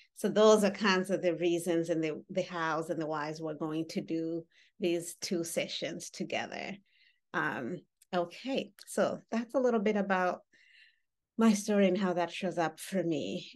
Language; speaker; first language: English; non-native, local second language; Kinyarwanda